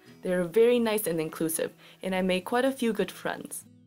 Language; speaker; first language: English; native; English